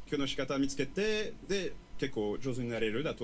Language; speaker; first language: Japanese; non-native, learner; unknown